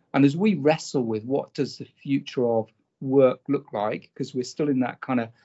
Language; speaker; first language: English; native; English